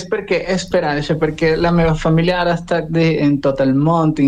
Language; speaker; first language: Catalan; non-native, learner; Spanish